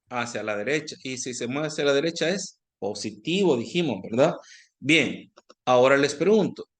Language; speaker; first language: Spanish; native; Spanish